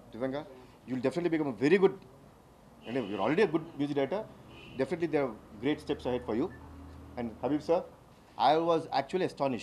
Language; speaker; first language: Telugu; native; Telugu